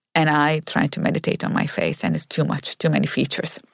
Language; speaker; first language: English; non-native, fluent; Arabic